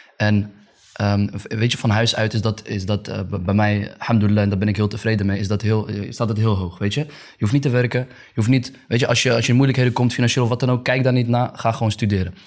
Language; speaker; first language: Dutch; early bilingual, other home language; Arabic